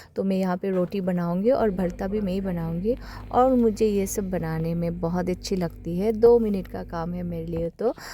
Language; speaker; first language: Hindi; non-native, local second language; Kok Borok